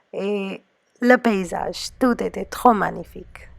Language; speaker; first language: French; non-native, learner; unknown